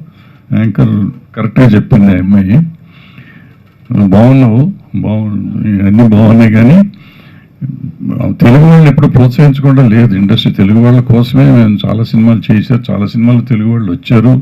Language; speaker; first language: Telugu; native; Telugu